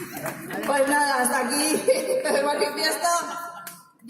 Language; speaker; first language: Spanish; native; Spanish